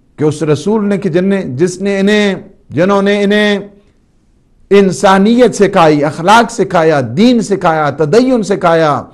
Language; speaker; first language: Urdu; native; Urdu